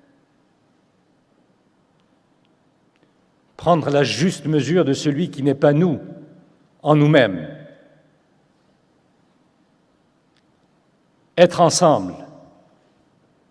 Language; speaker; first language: French; non-native, local second language; Arabic